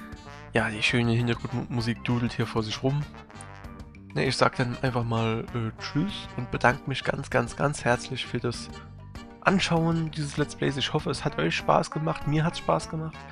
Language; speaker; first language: German; native; German